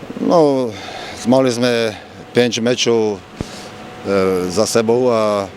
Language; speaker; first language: Polish; non-native, learner; Slovak